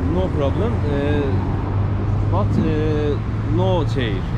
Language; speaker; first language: English; non-native, learner; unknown